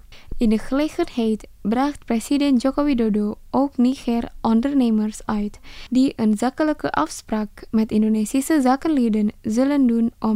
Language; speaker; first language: Dutch; non-native, fluent; Indonesian